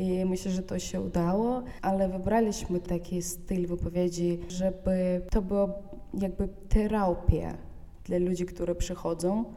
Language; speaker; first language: Polish; non-native, fluent; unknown